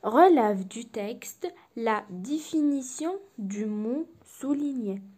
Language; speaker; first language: French; non-native, local second language; Arabic